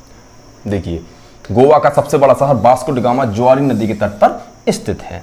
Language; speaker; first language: Hindi; native; Hindi